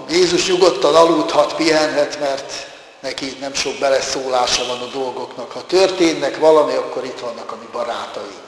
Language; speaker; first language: Hungarian; native; Hungarian